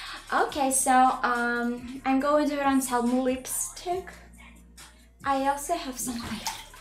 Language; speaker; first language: English; non-native, learner; Russian